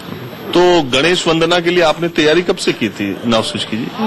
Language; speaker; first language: Hindi; native; Hindi